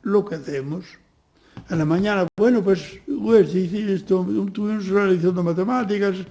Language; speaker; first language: Spanish; non-native, local second language; Galician